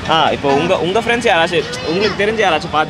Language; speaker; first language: Tamil; native; Tamil